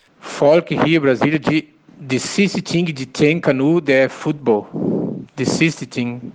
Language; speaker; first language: Danish; non-native, learner; Portuguese